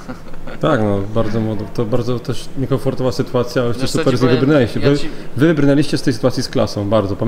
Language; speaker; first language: Polish; native; Polish